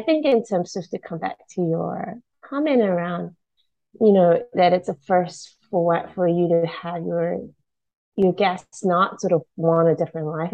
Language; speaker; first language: English; non-native, local second language; Chinese